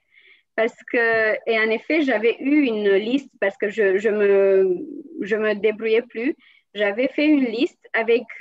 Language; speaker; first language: French; non-native, fluent; Romanian